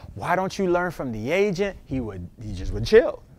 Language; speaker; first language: English; native; English